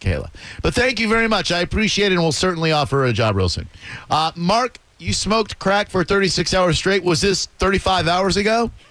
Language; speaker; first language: English; native; English